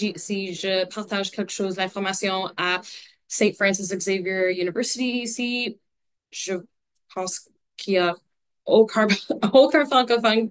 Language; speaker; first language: French; non-native, local second language; English